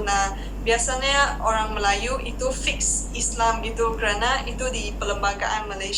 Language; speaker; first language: Indonesian; non-native, fluent; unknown